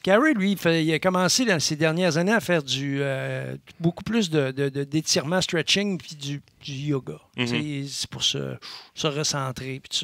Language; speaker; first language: French; native; French